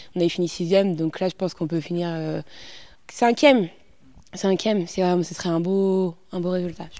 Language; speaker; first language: French; native; French